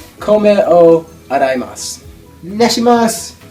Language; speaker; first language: Japanese; non-native, learner; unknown